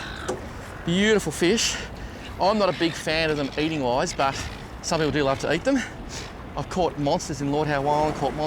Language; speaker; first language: English; native; English